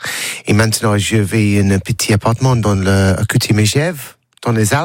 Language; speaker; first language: French; non-native, learner; English